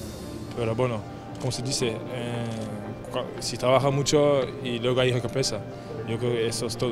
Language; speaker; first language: Spanish; non-native, fluent; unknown